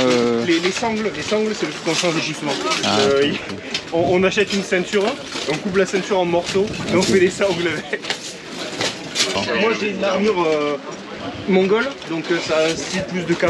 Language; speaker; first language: French; native; French